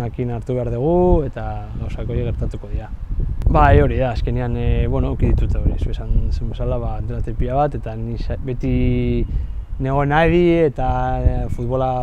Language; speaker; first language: Basque; non-native, local second language; Spanish